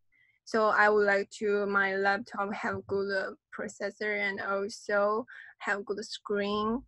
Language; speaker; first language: English; non-native, fluent; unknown